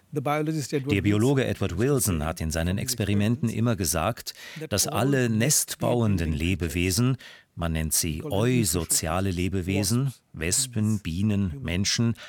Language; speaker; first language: German; non-native, fluent; Hindi